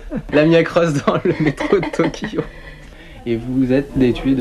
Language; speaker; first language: French; native; French